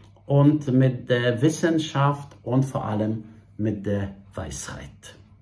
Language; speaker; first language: German; non-native, fluent; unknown